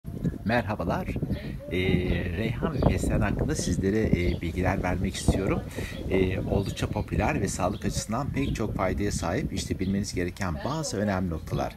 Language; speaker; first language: Turkish; native; Turkish